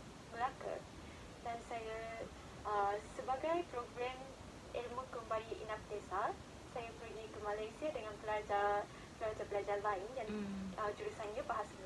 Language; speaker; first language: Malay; non-native, fluent; Japanese